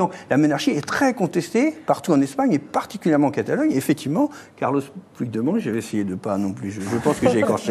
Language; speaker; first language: French; native; French